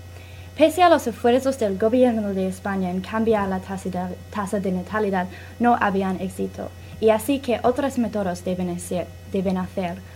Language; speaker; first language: Spanish; non-native, learner; English